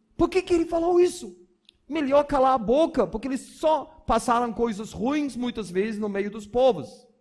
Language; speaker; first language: Portuguese; non-native, fluent; German